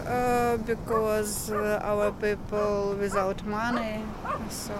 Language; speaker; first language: English; non-native, learner; Ukrainian